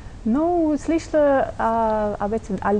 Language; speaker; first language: Russian; non-native, fluent; English